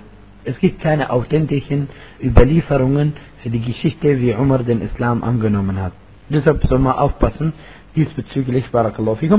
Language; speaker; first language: German; non-native, fluent; Arabic